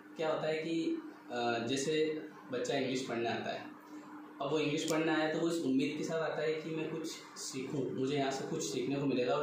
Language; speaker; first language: Hindi; native; Hindi